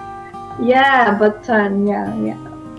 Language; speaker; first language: English; non-native, learner; Polish